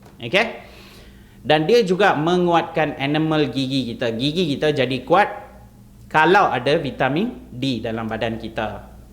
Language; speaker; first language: Malay; non-native, local second language; Tamil